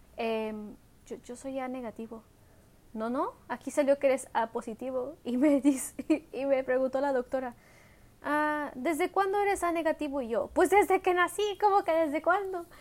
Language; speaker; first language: Spanish; early bilingual, heritage; Spanish